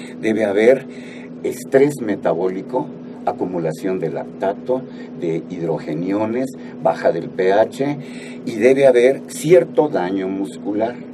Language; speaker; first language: Spanish; native; Spanish